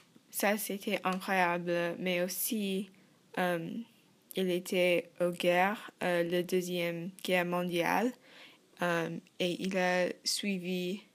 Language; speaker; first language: French; non-native, learner; English